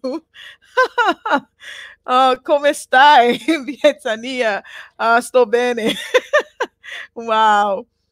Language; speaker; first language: Italian; non-native, learner; English